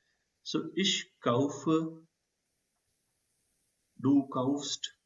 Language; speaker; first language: German; non-native, fluent; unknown